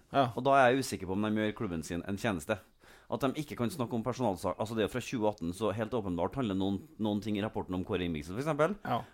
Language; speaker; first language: Norwegian; native; Norwegian